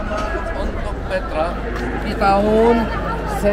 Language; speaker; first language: Indonesian; non-native, learner; Arabic